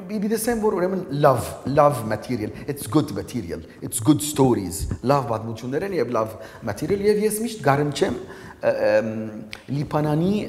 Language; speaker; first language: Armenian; early bilingual, heritage; Armenian